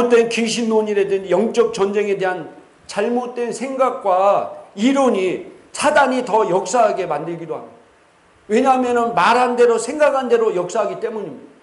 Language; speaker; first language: Korean; native; Korean